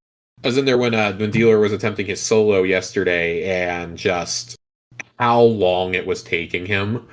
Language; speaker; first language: English; native; English